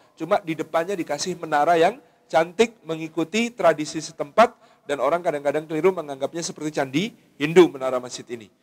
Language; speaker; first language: Indonesian; native; Indonesian